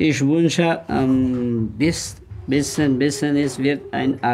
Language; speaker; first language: German; non-native, learner; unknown